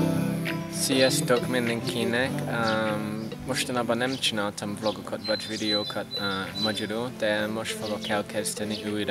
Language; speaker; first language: Hungarian; non-native, fluent; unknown